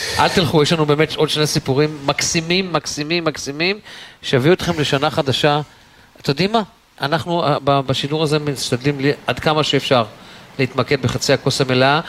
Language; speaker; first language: Hebrew; native; Hebrew